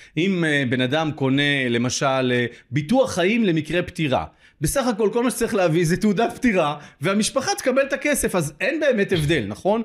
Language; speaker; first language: Hebrew; native; Hebrew